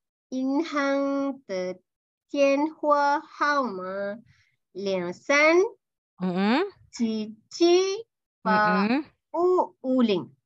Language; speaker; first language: Chinese; non-native, learner; Malay